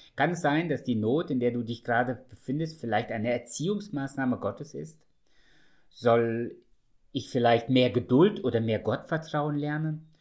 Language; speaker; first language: German; early bilingual, other home language; Russian